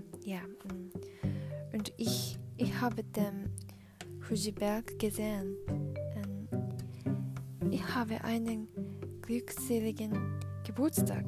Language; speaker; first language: German; non-native, learner; Japanese